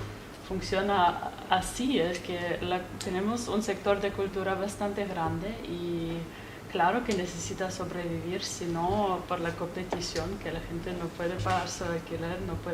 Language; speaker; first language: Spanish; non-native, fluent; German